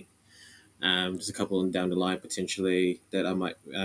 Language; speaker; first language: English; non-native, local second language; Filipino